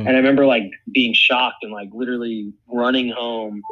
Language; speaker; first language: English; native; English